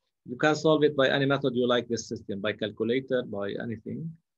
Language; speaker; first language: English; non-native, local second language; Arabic